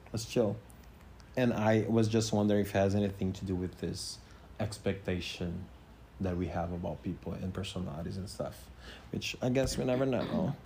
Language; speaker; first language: English; non-native, fluent; Portuguese